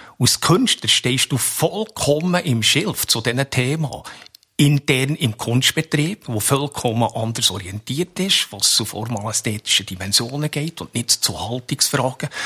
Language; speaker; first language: German; native; German